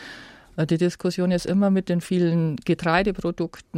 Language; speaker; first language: German; native; German